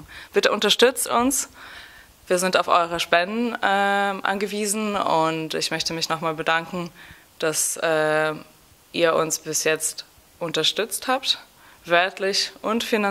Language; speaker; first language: German; non-native, fluent; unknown